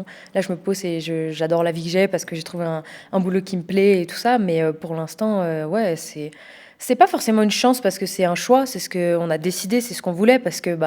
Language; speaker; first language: French; native; French